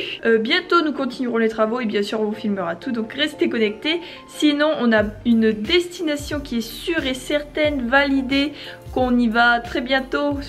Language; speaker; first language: French; native; French